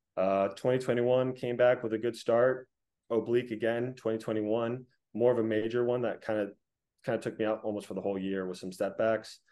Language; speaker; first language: English; native; English